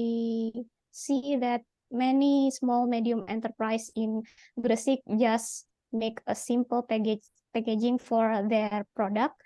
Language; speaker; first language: English; non-native, learner; Indonesian